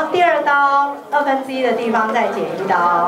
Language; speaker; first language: Chinese; native; Chinese